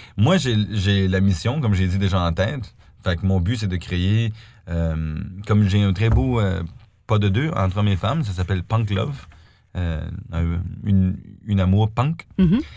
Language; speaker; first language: French; native; French